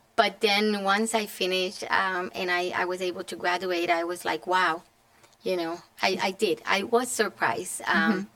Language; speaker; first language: English; non-native, fluent; Spanish